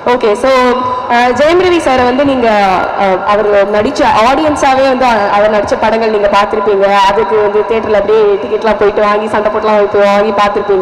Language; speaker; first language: Tamil; native; Tamil